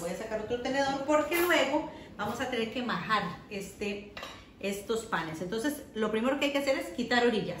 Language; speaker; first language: Spanish; native; Spanish